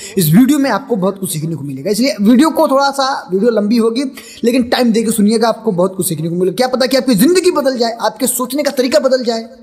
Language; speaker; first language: Hindi; native; Hindi